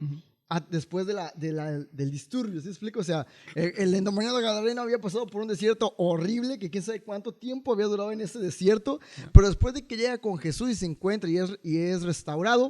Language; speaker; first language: Spanish; native; Spanish